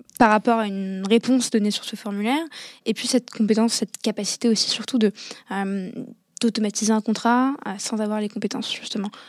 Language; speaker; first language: French; non-native, local second language; Arabic